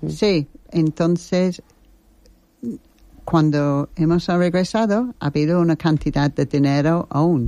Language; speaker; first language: Spanish; non-native, fluent; English